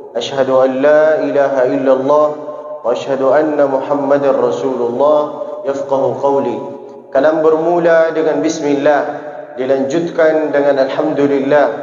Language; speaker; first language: Malay; early bilingual, heritage; Malay